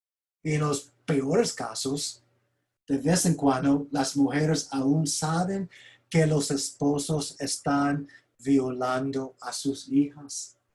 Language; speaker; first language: Spanish; non-native, fluent; English